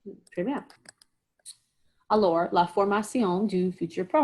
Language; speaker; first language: French; non-native, fluent; English